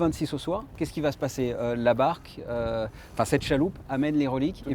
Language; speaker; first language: French; native; French